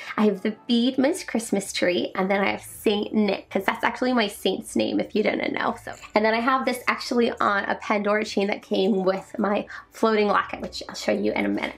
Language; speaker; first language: English; native; English